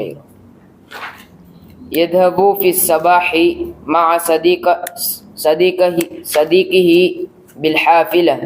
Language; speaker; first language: Arabic; non-native, learner; Filipino